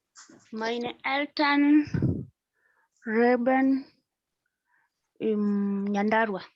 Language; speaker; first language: German; non-native, learner; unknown